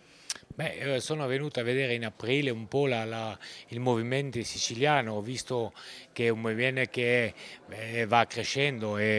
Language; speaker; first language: Italian; non-native, fluent; French